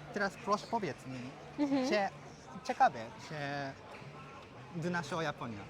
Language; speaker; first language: Polish; non-native, learner; Japanese